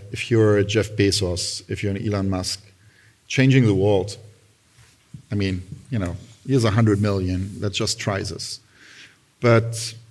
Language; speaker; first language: English; non-native, fluent; German